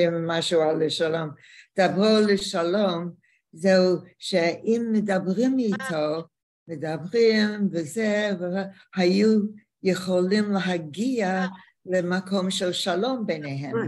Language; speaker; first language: Hebrew; non-native, learner; English